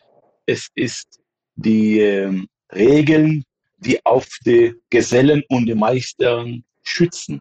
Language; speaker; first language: German; non-native, fluent; Hebrew